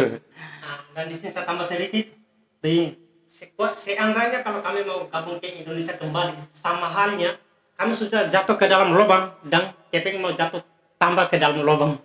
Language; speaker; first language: Indonesian; non-native, fluent; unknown